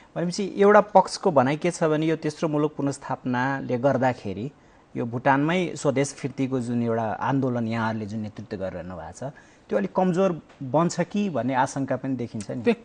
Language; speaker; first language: Nepali; native; Nepali